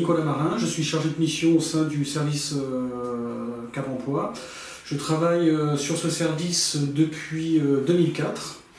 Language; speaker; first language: French; native; French